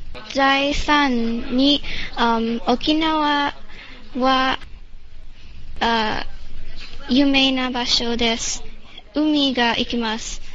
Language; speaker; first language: Japanese; non-native, learner; English